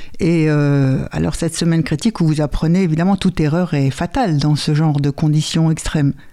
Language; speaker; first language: French; native; French